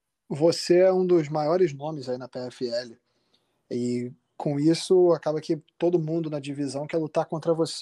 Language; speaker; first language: Portuguese; native; Portuguese